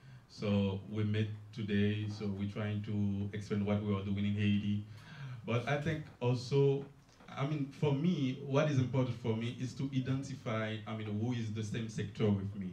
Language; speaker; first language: English; non-native, learner; Haitian Creole